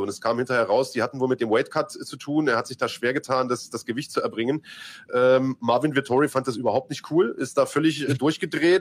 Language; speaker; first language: German; native; German